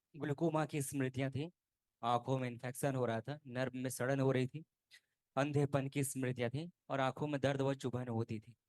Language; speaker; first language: Hindi; native; Hindi